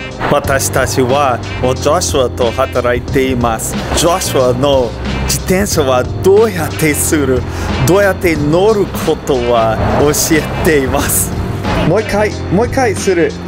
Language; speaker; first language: Japanese; non-native, learner; English